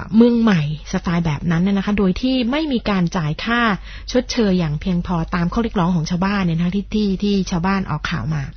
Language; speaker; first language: Thai; native; Thai